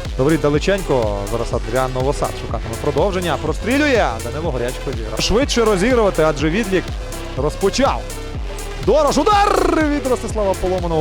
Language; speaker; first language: Ukrainian; native; Ukrainian